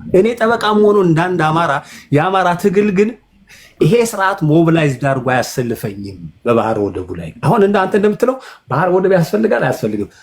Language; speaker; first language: Amharic; native; Amharic